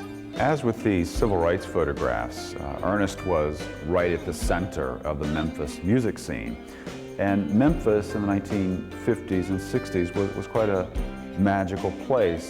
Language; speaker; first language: English; native; English